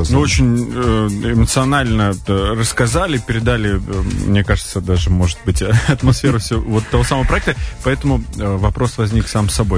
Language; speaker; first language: Russian; native; Russian